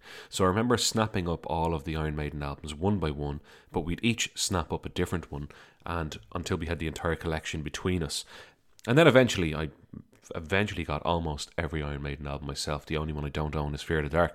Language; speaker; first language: English; native; English